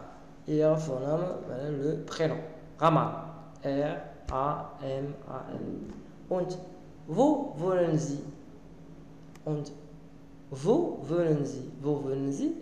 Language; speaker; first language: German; non-native, learner; Arabic